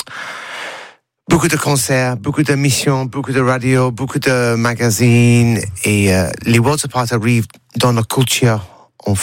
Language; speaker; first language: French; non-native, learner; English